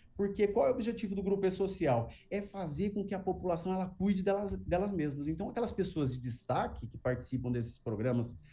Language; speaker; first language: Portuguese; native; Portuguese